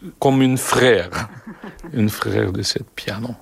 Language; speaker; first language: French; non-native, learner; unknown